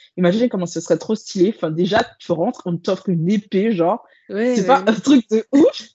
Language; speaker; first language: French; native; French